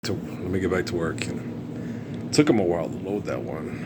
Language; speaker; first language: English; native; English